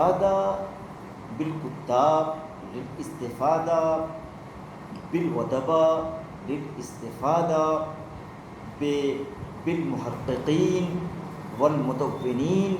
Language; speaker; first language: Arabic; non-native, fluent; Urdu